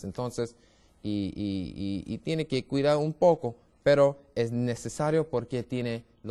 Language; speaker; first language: Spanish; non-native, learner; English